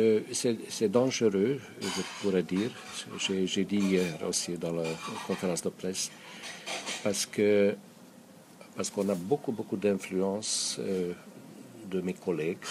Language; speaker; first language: French; non-native, fluent; Hungarian